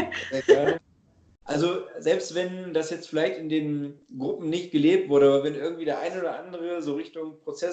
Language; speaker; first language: German; native; German